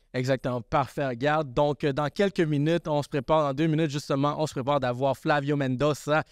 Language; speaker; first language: French; early bilingual, other home language; Spanish